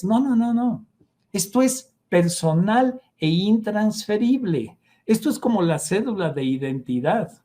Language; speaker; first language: Spanish; native; Spanish